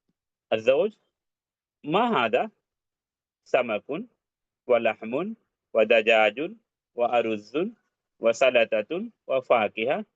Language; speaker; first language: Arabic; non-native, fluent; Urdu